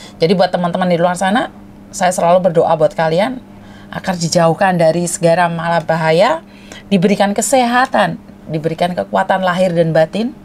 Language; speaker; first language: Indonesian; non-native, local second language; Madurese